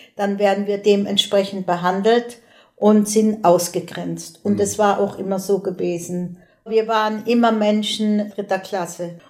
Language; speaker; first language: German; non-native, local second language; Romany